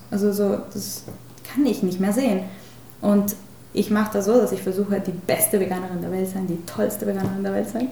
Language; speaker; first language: German; non-native, fluent; Spanish